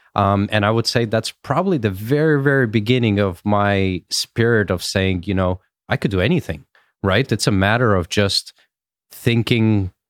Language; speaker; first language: English; early bilingual, other home language; Russian